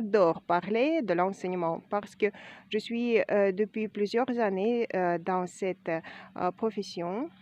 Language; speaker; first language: French; non-native, fluent; Russian